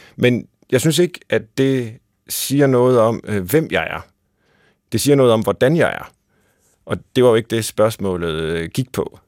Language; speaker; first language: Danish; native; Danish